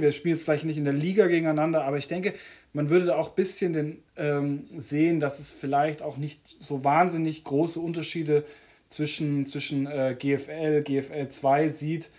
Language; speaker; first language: German; native; German